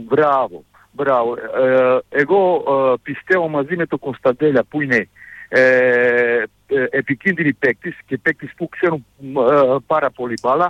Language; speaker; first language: Greek; non-native, fluent; Serbian